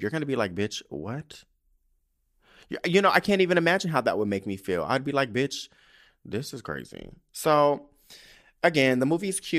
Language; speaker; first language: English; native; English